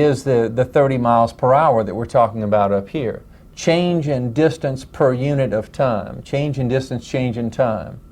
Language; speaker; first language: English; native; English